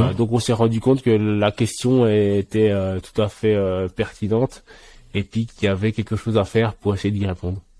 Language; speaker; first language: French; early bilingual, other home language; Haitian Creole